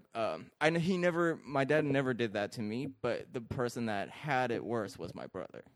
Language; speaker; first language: English; early bilingual, other home language; Arabic